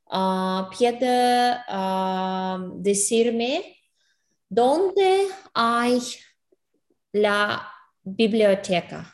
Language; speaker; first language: Spanish; non-native, learner; English